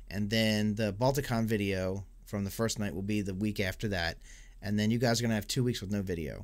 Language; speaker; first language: English; native; English